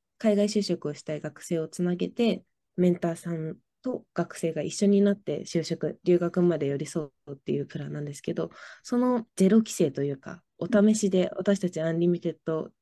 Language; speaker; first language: Japanese; native; Japanese